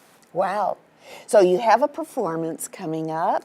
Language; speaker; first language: English; native; English